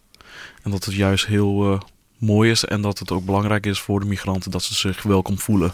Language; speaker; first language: Dutch; early bilingual, other home language; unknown